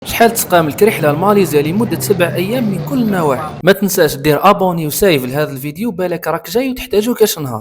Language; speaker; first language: Arabic; native; Arabic